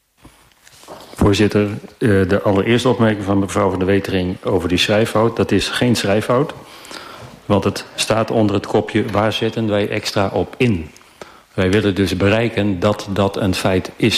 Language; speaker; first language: Dutch; native; Dutch